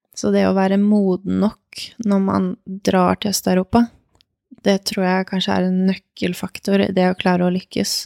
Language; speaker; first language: Norwegian; early bilingual, other home language; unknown